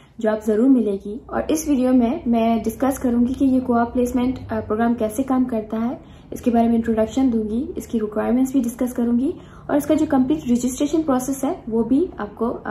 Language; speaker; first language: Hindi; native; Hindi